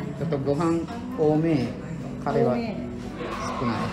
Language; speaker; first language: Japanese; non-native, fluent; Sinhala